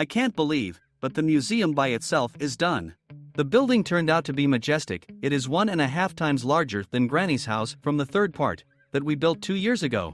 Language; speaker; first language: English; non-native, fluent; Russian